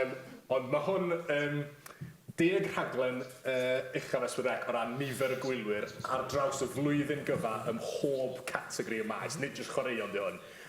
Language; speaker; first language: Welsh; native; Welsh